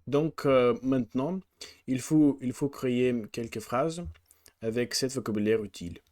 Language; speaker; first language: French; non-native, learner; Russian